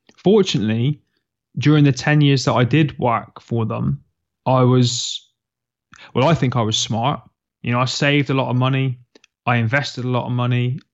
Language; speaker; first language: English; native; English